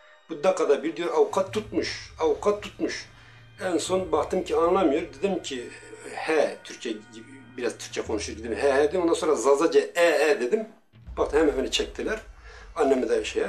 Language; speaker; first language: Turkish; non-native, local second language; Kurdish